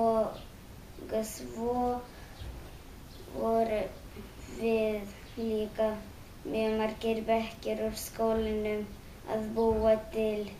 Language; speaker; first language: Icelandic; early bilingual, other home language; Russian